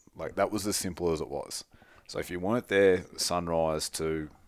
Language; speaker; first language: English; native; English